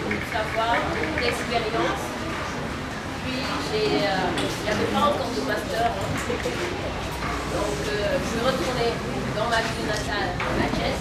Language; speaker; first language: French; non-native, local second language; Wolof